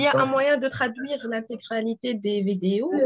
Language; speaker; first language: French; non-native, local second language; Arabic